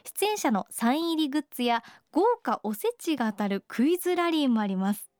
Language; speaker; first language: Japanese; native; Japanese